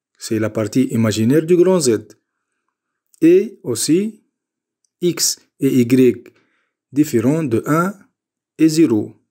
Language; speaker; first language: French; non-native, local second language; Arabic